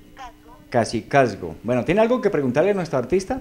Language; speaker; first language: Spanish; native; Spanish